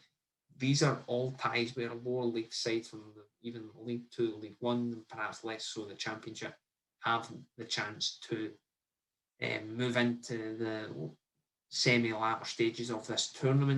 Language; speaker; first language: English; native; English